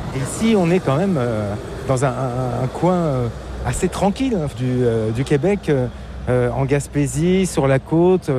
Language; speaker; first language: French; native; French